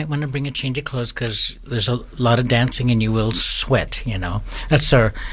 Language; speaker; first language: English; native; English